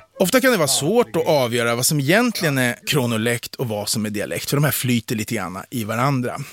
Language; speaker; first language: Swedish; native; Swedish